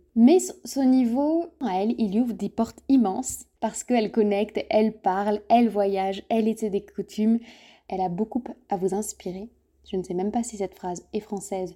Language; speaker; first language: French; native; French